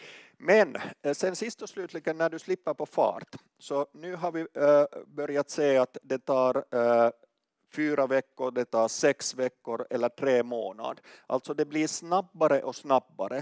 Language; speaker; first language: Swedish; non-native, local second language; Finnish